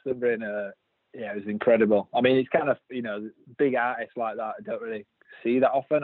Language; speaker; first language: English; native; English